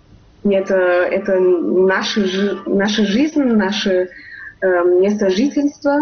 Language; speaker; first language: Russian; non-native, fluent; German